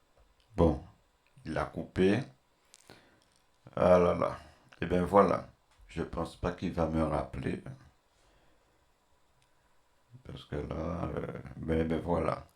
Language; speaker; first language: French; native; French